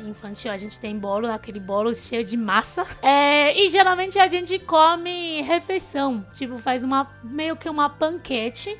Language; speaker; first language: Portuguese; non-native, fluent; Chinese